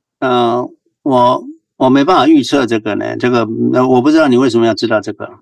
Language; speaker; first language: Chinese; native; Chinese